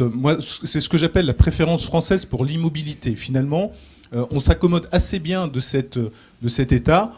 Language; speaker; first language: French; native; French